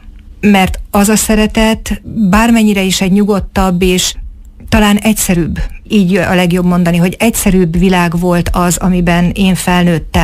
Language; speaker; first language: Hungarian; native; Hungarian